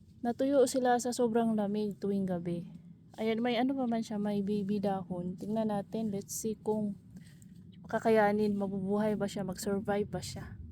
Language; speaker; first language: Filipino; non-native, local second language; Cebuano